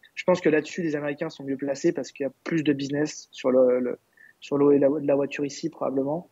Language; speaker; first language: French; native; French